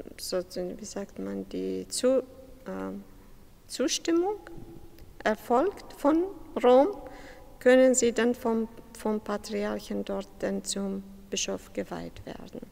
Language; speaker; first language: German; non-native, fluent; Syriac